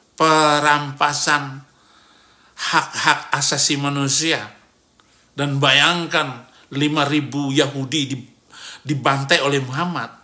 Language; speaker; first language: Indonesian; native; Indonesian